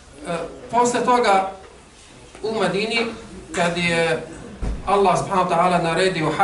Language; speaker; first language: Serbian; non-native, fluent; Arabic